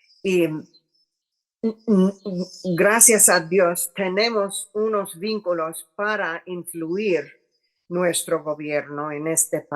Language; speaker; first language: Spanish; non-native, fluent; English